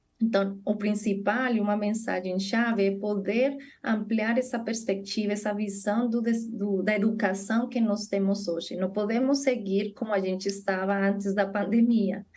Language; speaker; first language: Portuguese; non-native, fluent; Spanish